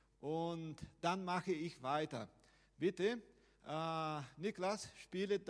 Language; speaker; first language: German; non-native, fluent; Portuguese